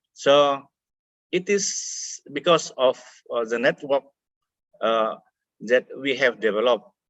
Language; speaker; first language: English; non-native, fluent; Indonesian